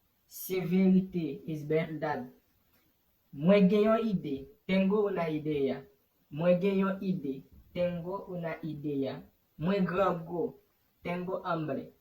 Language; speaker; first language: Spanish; non-native, fluent; Haitian Creole